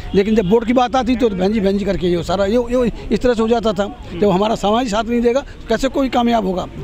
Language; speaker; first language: Hindi; native; Hindi